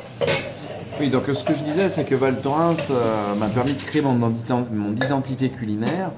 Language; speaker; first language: French; native; French